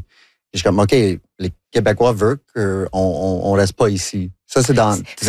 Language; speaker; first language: French; non-native, local second language; English